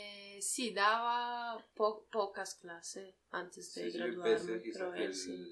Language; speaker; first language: Spanish; non-native, fluent; Italian